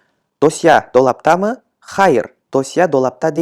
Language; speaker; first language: Turkish; non-native, fluent; Kyrgyz